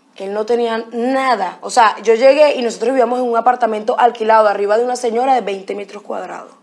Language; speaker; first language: Spanish; native; Spanish